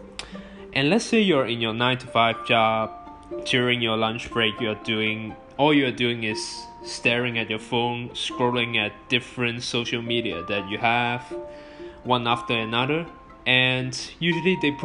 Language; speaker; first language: English; non-native, local second language; Cantonese